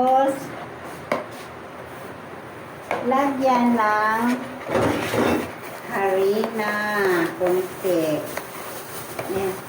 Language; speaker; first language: Filipino; non-native, local second language; Cebuano